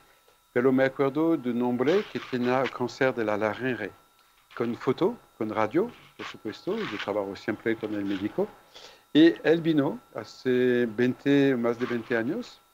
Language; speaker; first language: Spanish; non-native, fluent; French